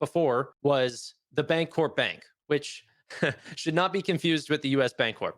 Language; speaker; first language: English; native; English